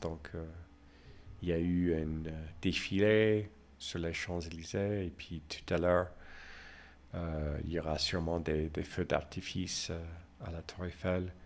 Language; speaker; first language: French; non-native, fluent; English